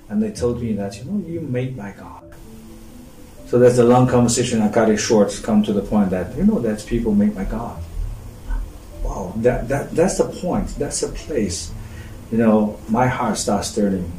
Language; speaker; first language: English; non-native, fluent; Chinese